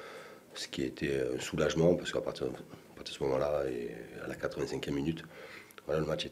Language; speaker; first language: French; native; French